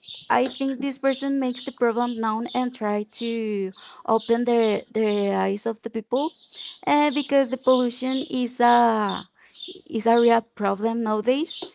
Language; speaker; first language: English; non-native, learner; Spanish